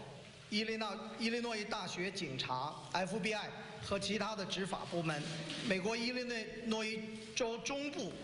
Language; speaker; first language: Chinese; native; Chinese